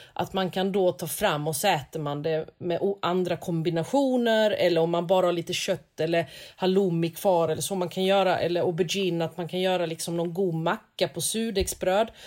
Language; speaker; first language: Swedish; native; Swedish